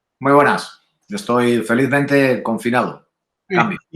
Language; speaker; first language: Spanish; native; Spanish